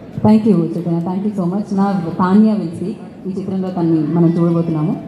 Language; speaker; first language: Telugu; native; Telugu